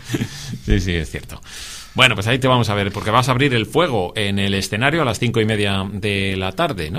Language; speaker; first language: Spanish; native; Spanish